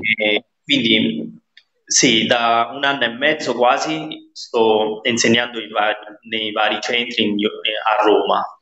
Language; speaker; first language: Italian; non-native, fluent; Nepali